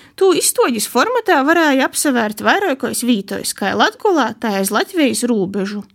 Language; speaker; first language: Latvian; native; Latvian